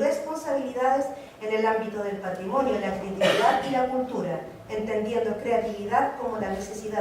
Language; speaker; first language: Spanish; native; Spanish